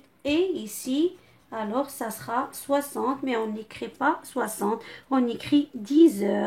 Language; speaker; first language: French; non-native, local second language; Arabic